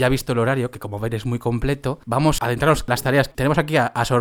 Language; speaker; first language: Spanish; native; Spanish